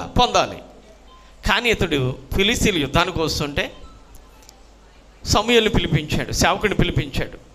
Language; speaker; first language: Telugu; native; Telugu